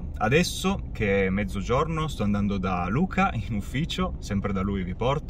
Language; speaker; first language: Italian; native; Italian